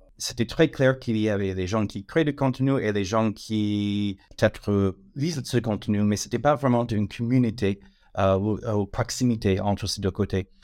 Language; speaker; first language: French; non-native, fluent; English